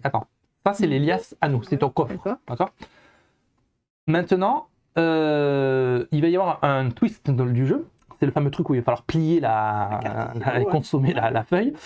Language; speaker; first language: French; native; French